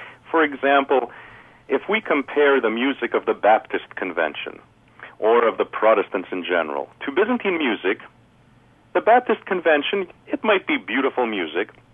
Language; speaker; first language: English; early bilingual, other home language; Greek